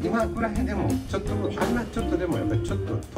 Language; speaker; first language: Japanese; native; Japanese